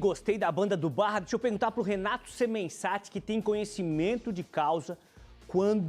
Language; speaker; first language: Portuguese; native; Portuguese